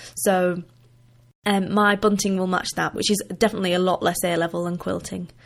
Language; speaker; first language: English; native; English